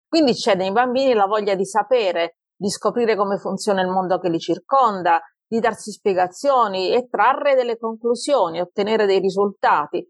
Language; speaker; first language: Italian; native; Italian